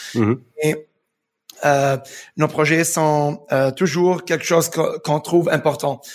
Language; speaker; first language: French; early bilingual, heritage; French